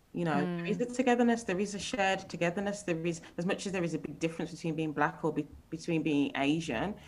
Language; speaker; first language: English; native; English